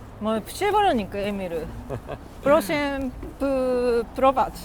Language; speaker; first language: Polish; non-native, learner; Japanese